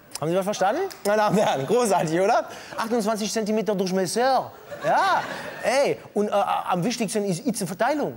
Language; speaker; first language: German; native; German